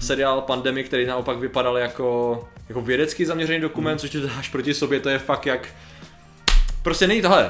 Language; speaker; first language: Czech; native; Czech